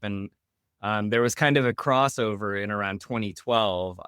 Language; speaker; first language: English; native; English